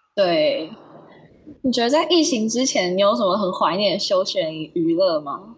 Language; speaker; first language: Chinese; native; Chinese